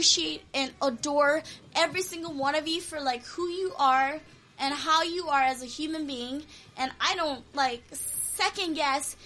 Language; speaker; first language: English; early bilingual, other home language; Korean